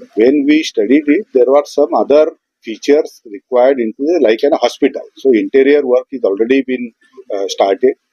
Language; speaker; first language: English; non-native, local second language; Marathi